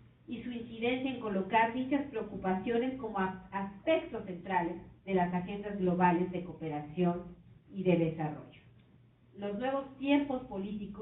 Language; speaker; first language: Spanish; native; Spanish